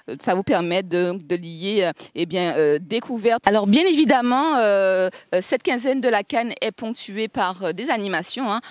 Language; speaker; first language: French; native; French